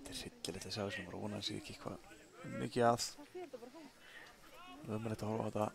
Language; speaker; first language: Icelandic; native; Icelandic